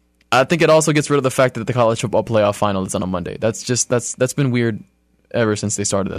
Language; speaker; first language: English; native; English